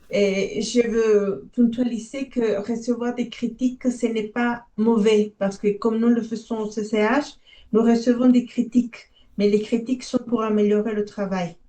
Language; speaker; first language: French; non-native, fluent; Spanish